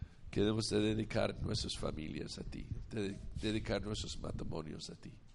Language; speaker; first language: Spanish; non-native, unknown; English